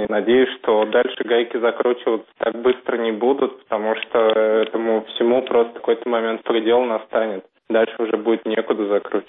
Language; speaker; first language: Russian; native; Russian